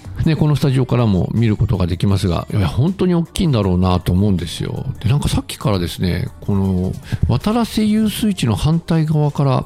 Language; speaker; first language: Japanese; native; Japanese